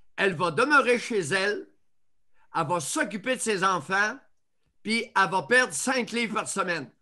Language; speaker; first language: French; native; French